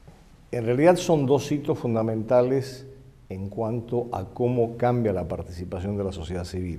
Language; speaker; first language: Spanish; native; Spanish